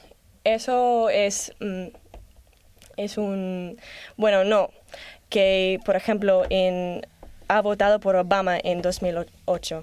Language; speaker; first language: Spanish; non-native, learner; English